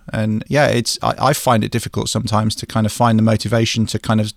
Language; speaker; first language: English; native; English